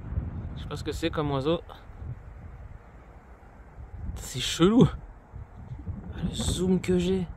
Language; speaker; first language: French; native; French